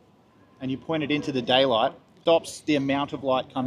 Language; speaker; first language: English; native; English